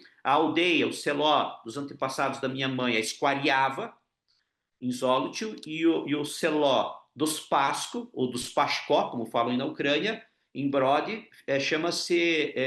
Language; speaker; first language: Portuguese; non-native, local second language; Ukrainian